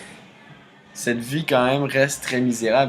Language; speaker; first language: French; native; French